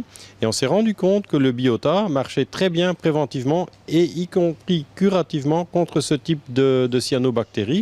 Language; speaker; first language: French; native; French